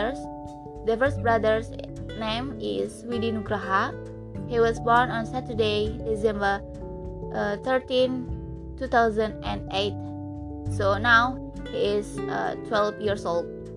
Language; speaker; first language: English; non-native, learner; Indonesian